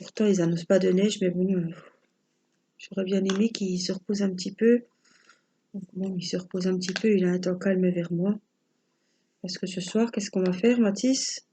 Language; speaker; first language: French; native; French